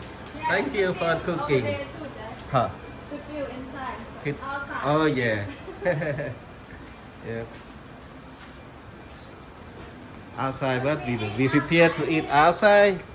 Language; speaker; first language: English; non-native, learner; Vietnamese